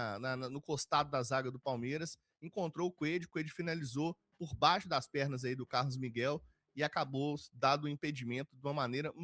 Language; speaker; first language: Portuguese; native; Portuguese